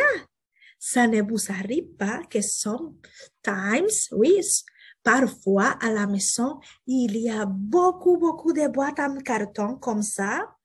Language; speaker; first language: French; non-native, fluent; Spanish